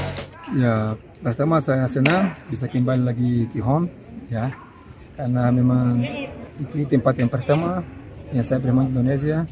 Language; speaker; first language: Indonesian; non-native, fluent; Portuguese